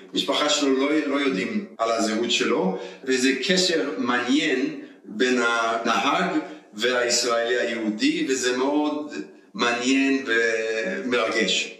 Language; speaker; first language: Hebrew; early bilingual, heritage; Hebrew